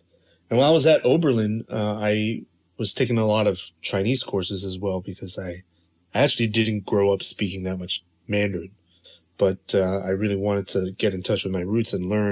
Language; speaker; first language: English; native; English